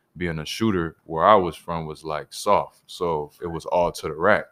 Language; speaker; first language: English; native; English